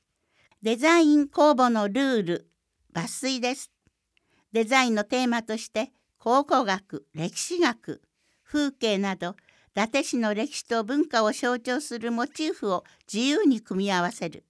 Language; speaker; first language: Japanese; native; Japanese